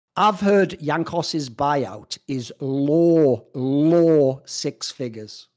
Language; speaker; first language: English; native; English